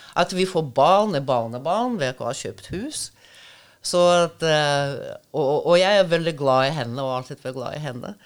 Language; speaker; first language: Norwegian; non-native, fluent; Russian